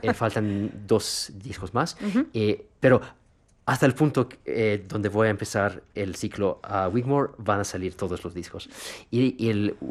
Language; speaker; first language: Spanish; non-native, fluent; Russian